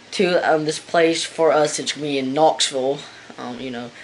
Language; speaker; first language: English; native; English